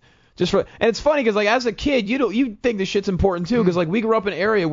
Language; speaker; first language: English; native; English